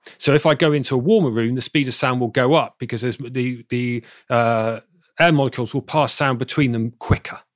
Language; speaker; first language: English; native; English